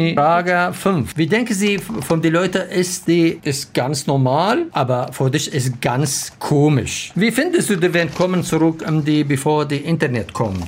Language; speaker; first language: German; non-native, learner; Arabic